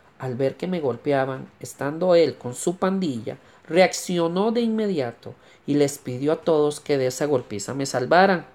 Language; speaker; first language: Spanish; native; Spanish